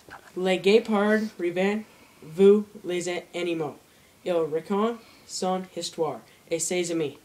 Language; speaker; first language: French; non-native, learner; English